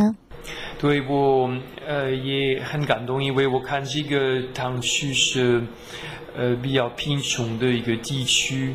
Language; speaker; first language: Chinese; non-native, fluent; French